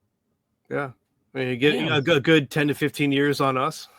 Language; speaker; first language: English; native; English